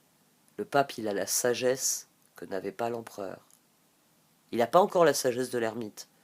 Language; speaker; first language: French; native; French